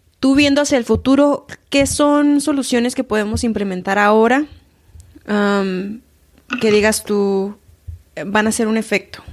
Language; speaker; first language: Spanish; early bilingual, heritage; Spanish